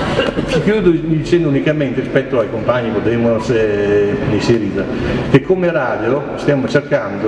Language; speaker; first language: Italian; native; Italian